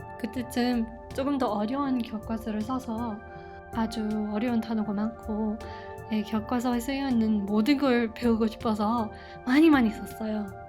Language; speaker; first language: Korean; non-native, fluent; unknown